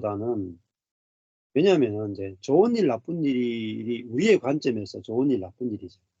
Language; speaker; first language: Korean; native; Korean